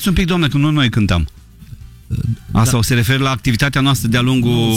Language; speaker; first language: Romanian; native; Romanian